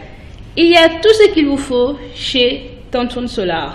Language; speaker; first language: French; non-native, local second language; Wolof